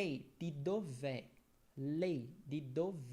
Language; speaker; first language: Italian; non-native, fluent; Portuguese